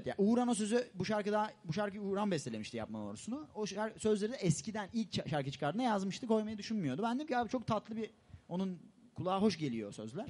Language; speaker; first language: Turkish; native; Turkish